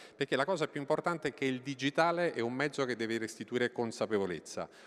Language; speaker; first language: Italian; native; Italian